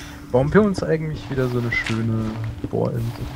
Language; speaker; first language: German; native; German